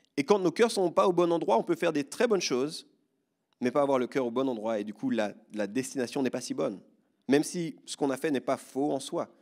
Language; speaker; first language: French; native; French